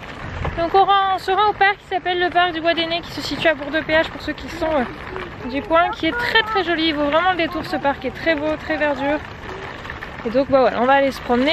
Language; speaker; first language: French; native; French